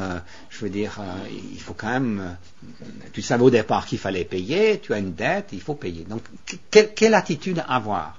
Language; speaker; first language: French; native; French